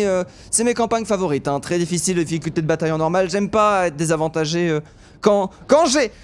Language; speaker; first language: French; native; French